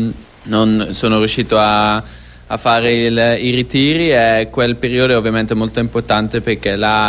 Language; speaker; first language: Italian; non-native, fluent; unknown